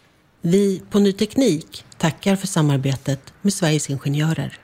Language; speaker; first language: Swedish; native; Swedish